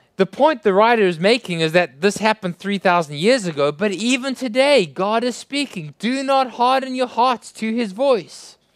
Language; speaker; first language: English; native; English